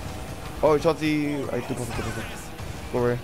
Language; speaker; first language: Spanish; non-native, learner; English